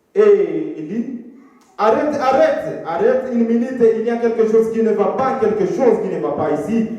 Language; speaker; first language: French; non-native, local second language; Swahili